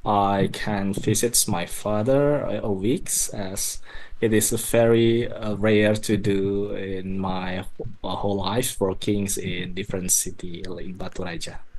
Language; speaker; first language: English; non-native, learner; Indonesian